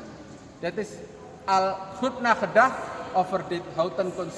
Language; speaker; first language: Dutch; non-native, learner; Indonesian